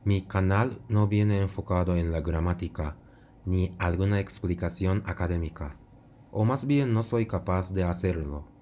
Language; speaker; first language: Spanish; non-native, fluent; Japanese